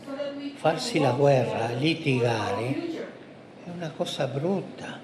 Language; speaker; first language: Italian; non-native, fluent; Spanish